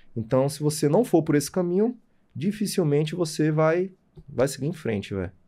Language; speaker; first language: Portuguese; native; Portuguese